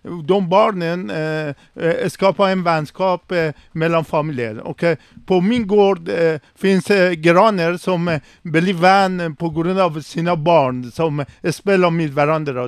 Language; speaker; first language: Swedish; non-native, learner; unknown